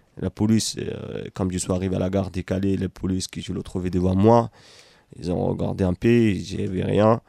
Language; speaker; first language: French; non-native, fluent; Arabic